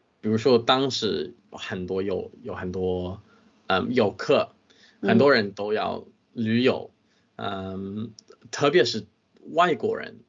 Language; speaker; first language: Chinese; non-native, fluent; English